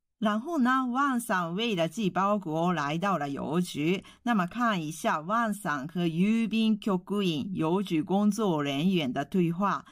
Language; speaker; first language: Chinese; non-native, fluent; Japanese